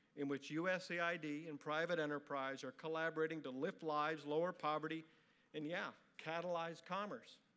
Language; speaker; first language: English; native; English